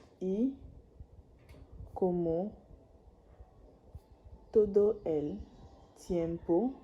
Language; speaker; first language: Spanish; non-native, learner; French